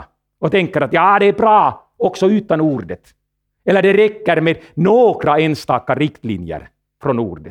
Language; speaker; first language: Swedish; non-native, fluent; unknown